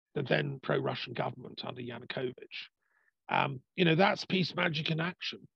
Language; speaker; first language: English; native; English